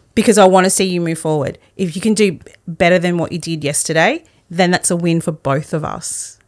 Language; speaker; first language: English; early bilingual, other home language; Spanish